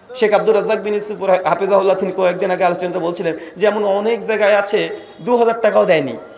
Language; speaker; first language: Bangla; native; Bangla